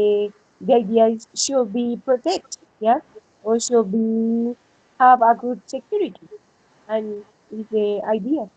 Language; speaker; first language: English; non-native, learner; Spanish